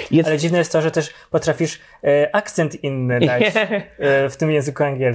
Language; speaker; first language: Polish; native; Polish